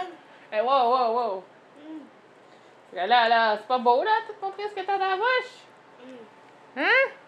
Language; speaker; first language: French; native; French